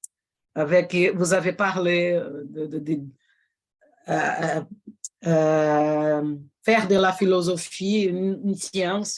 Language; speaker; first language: French; non-native, fluent; Portuguese